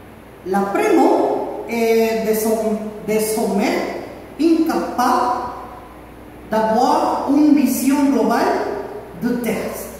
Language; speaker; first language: French; non-native, learner; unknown